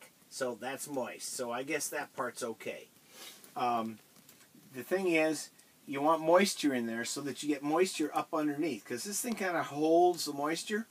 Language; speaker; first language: English; native; English